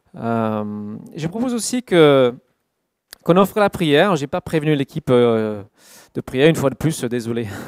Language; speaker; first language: French; non-native, fluent; English